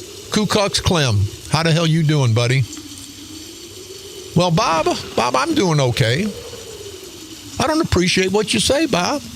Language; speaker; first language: English; native; English